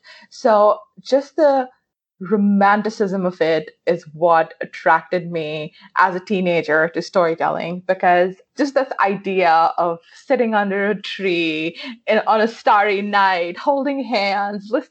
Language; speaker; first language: English; non-native, local second language; Urdu